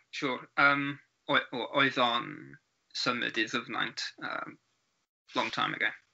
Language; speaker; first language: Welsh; non-native, learner; English